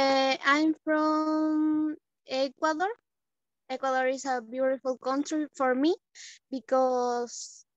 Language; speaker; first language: English; non-native, learner; Spanish